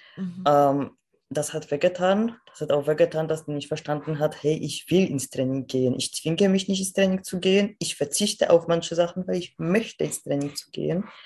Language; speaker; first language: German; non-native, fluent; Polish